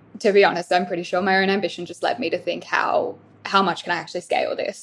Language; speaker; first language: English; native; English